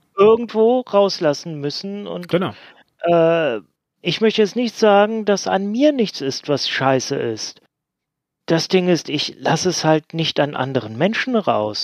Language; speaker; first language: German; native; German